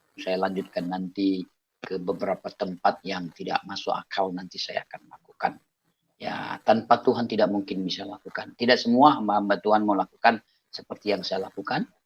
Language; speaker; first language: Indonesian; non-native, local second language; Achinese